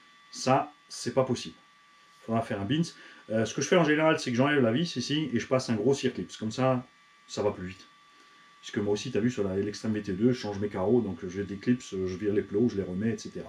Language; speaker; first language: French; native; French